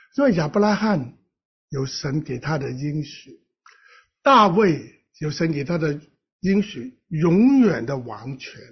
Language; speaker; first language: Chinese; non-native, local second language; Cantonese